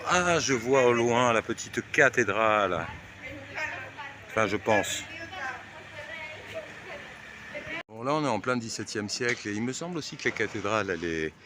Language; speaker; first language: French; native; French